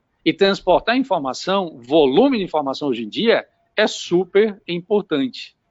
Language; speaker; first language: Portuguese; native; Portuguese